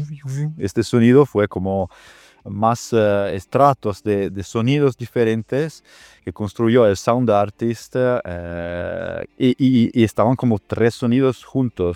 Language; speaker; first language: Spanish; non-native, fluent; Italian